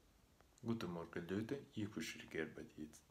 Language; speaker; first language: German; non-native, learner; Russian